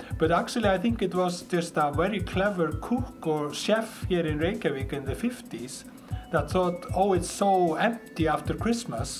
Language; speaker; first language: English; non-native, fluent; Icelandic